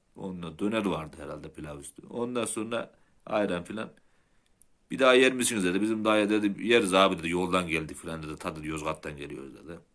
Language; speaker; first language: Turkish; native; Turkish